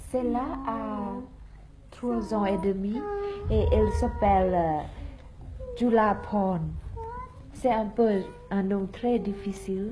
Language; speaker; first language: French; non-native, fluent; Thai